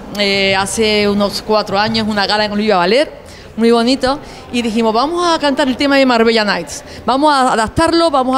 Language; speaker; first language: Spanish; native; Spanish